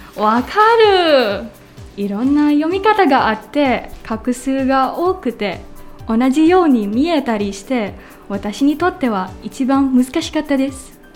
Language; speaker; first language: Japanese; non-native, learner; Filipino